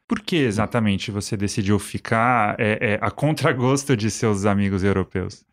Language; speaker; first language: Portuguese; native; Portuguese